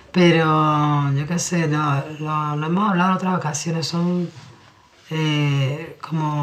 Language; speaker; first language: Spanish; native; Spanish